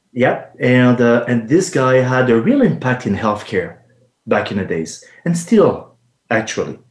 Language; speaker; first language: English; non-native, fluent; French